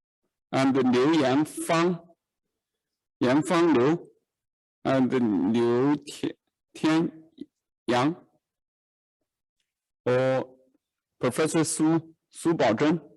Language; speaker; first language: English; non-native, learner; Chinese